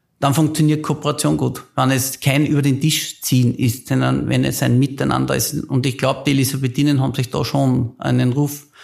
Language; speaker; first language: German; native; German